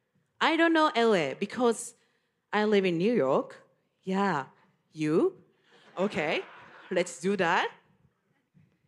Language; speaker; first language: English; non-native, learner; Japanese